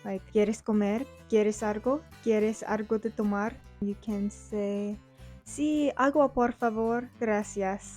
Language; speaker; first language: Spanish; non-native, learner; English